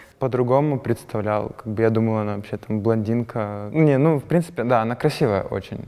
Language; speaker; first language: Russian; early bilingual, other home language; Spanish